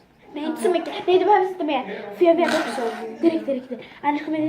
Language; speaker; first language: Swedish; early bilingual, other home language; Turkish